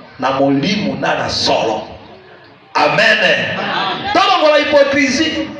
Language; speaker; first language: Lingala; native; Lingala